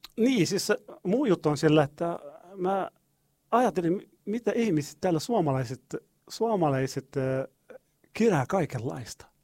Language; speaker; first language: Finnish; non-native, learner; Arabic